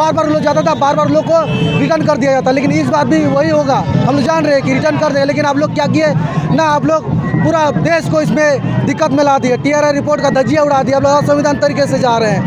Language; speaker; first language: Hindi; native; Hindi